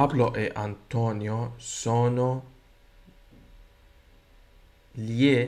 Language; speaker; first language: Italian; non-native, learner; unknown